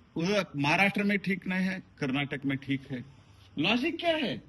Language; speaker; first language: Hindi; non-native, local second language; Kannada